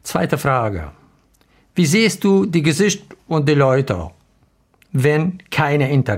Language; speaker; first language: German; non-native, learner; Arabic